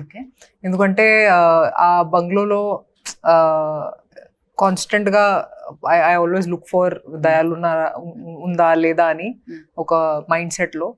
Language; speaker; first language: Telugu; non-native, local second language; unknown